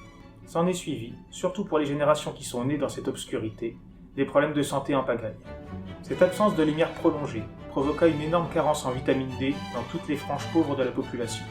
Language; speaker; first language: French; native; French